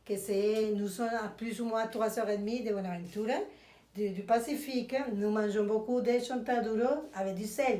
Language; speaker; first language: French; non-native, fluent; Spanish